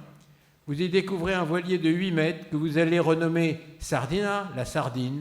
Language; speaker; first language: French; native; French